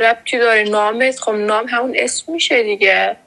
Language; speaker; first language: Persian; native; Persian